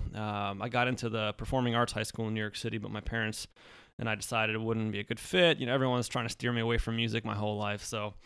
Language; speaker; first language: English; early bilingual, other home language; Polish